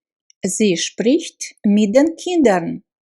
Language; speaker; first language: German; non-native, fluent; Russian